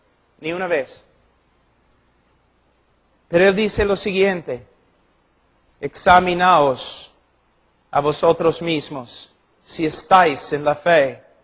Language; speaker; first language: Spanish; non-native, fluent; English